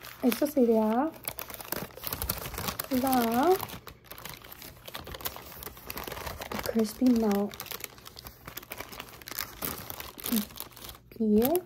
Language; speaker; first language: Spanish; early bilingual, heritage; Spanish